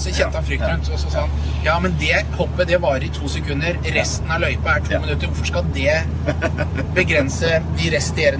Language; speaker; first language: Norwegian; native; Norwegian